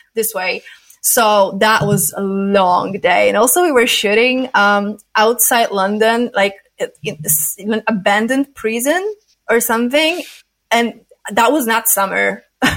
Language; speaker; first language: English; non-native, fluent; Polish